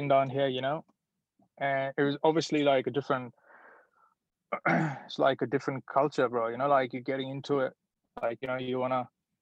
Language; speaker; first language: English; non-native, local second language; Punjabi